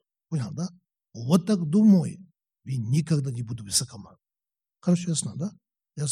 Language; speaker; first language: Russian; non-native, learner; Tibetan